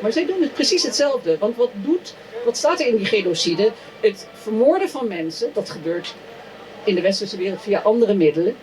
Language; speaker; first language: Dutch; native; Dutch